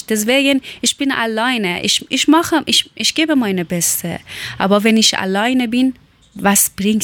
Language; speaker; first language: German; non-native, learner; Persian